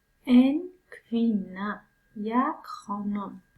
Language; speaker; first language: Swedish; non-native, fluent; Persian